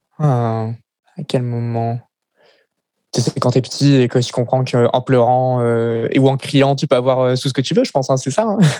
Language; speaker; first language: French; native; French